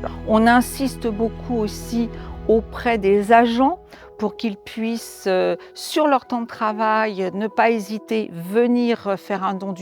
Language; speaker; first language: French; native; French